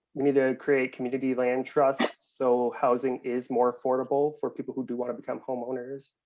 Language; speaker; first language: English; native; English